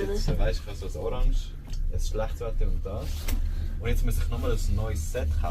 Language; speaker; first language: German; early bilingual, other home language; Tamil